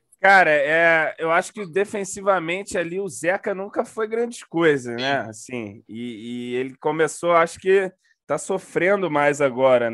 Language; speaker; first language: Portuguese; native; Portuguese